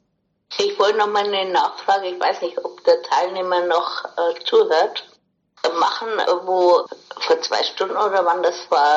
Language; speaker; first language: German; native; German